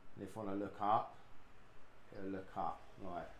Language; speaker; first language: English; native; English